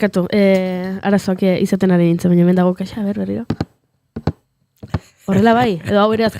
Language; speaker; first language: Basque; native; Basque